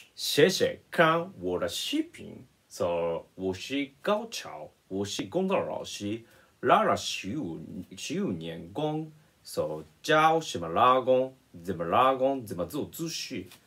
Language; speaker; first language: Chinese; non-native, learner; Japanese